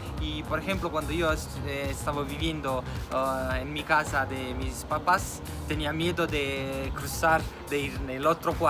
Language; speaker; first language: Spanish; non-native, fluent; Italian